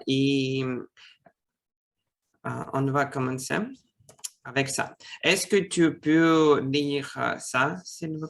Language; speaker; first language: French; non-native, fluent; Russian